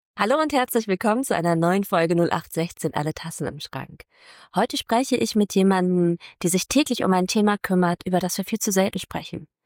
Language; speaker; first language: German; native; German